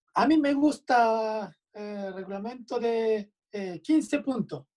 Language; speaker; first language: Spanish; non-native, learner; Japanese